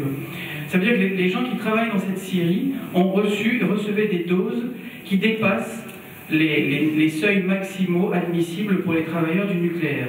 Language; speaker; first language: French; native; French